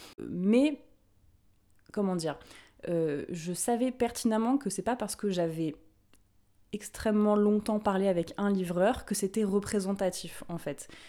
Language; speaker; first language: French; native; French